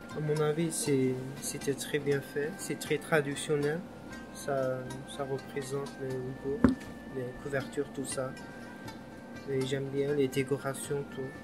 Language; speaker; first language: French; non-native, learner; Uyghur